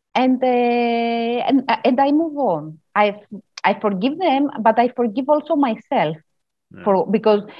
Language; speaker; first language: English; non-native, fluent; Greek